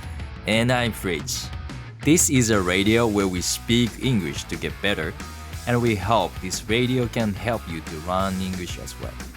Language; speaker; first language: English; non-native, learner; Japanese